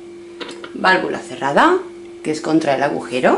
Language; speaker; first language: Spanish; native; Spanish